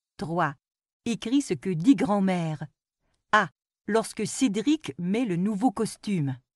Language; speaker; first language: French; non-native, local second language; Arabic